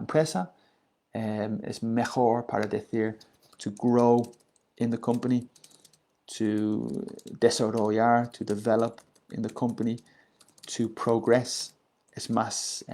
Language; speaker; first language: Spanish; non-native, learner; English